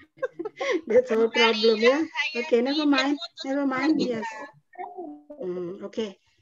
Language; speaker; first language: English; non-native, fluent; Indonesian